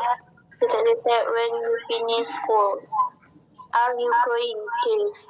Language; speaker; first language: English; non-native, learner; Indonesian